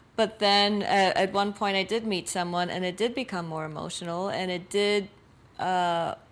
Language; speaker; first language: English; native; English